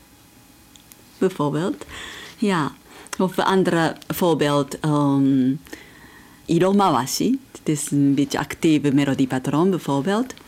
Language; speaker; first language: Dutch; non-native, fluent; Japanese